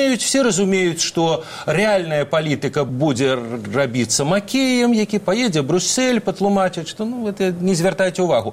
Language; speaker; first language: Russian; non-native, local second language; Belarusian